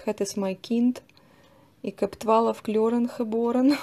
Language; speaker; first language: Dutch; non-native, learner; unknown